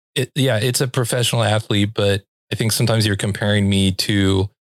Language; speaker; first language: English; native; English